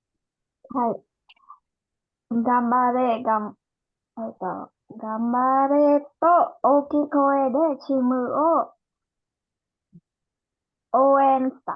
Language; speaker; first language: Japanese; non-native, learner; Khmer